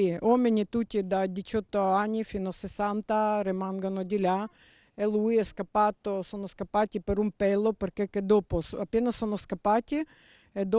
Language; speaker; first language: Italian; non-native, learner; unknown